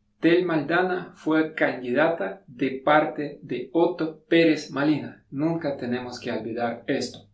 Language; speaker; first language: Spanish; non-native, fluent; Russian